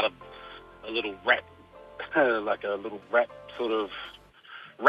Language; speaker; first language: English; native; English